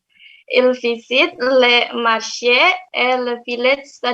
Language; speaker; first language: French; non-native, learner; Indonesian